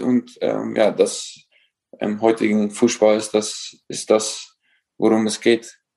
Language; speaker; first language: German; non-native, fluent; Dutch